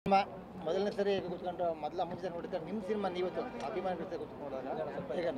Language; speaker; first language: Kannada; native; Kannada